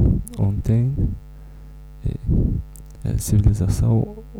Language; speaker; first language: Portuguese; non-native, learner; Romanian